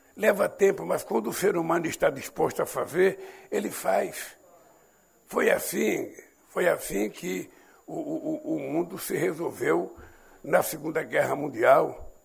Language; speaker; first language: Portuguese; native; Portuguese